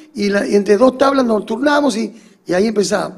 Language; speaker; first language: Spanish; native; Spanish